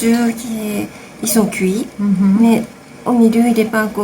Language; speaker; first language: French; non-native, fluent; Japanese